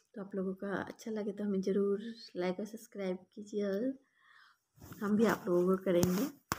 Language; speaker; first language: Hindi; non-native, local second language; Bangla